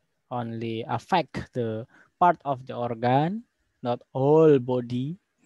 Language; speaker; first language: English; non-native, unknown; Indonesian